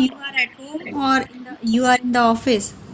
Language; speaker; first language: English; non-native, learner; Hindi